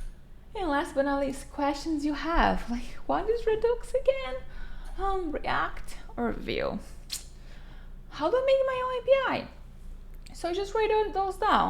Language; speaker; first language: English; non-native, fluent; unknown